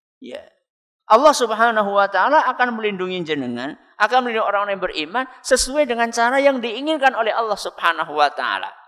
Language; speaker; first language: Indonesian; non-native, local second language; Javanese